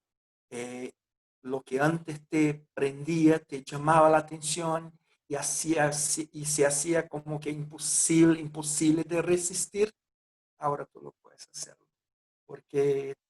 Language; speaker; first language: Spanish; non-native, fluent; Portuguese